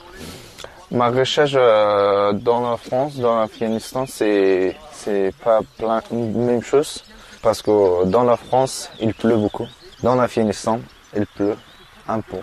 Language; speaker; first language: French; non-native, learner; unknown